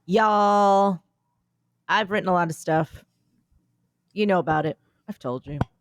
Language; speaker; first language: English; native; English